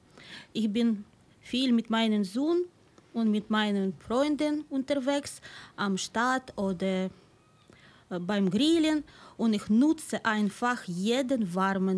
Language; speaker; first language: German; non-native, learner; Ukrainian